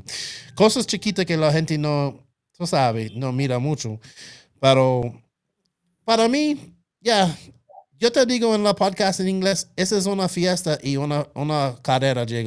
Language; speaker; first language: Spanish; non-native, local second language; English